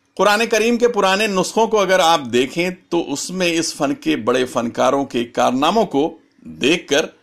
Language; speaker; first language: Urdu; native; Urdu